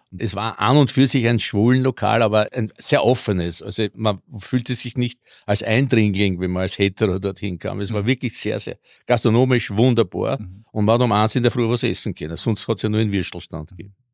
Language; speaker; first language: German; early bilingual, other home language; Croatian